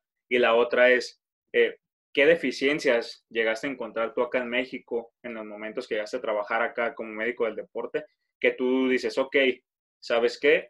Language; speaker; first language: Spanish; native; Spanish